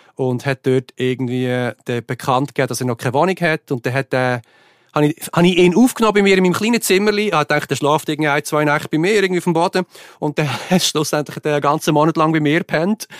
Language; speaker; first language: German; native; German